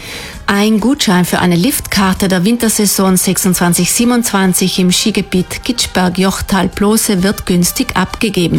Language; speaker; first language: German; native; German